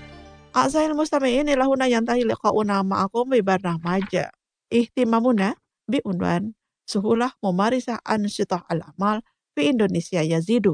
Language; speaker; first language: Arabic; non-native, fluent; Indonesian